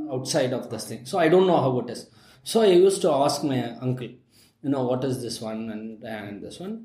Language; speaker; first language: English; non-native, local second language; Tamil